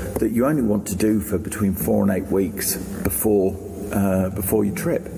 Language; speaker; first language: English; native; English